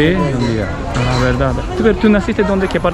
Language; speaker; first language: Spanish; non-native, learner; Japanese